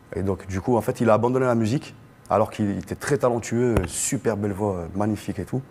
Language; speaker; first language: French; non-native, local second language; Arabic